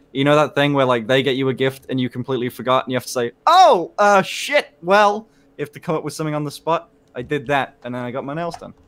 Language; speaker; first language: English; native; English